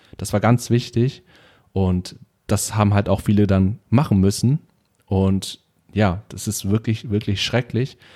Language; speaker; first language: German; native; German